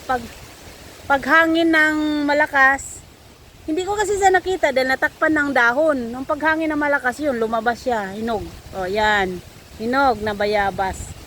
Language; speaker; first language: Filipino; non-native, local second language; Cebuano